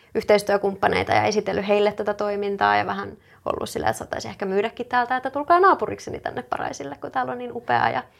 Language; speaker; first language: Finnish; native; Finnish